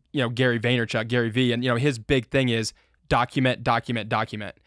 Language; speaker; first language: English; native; English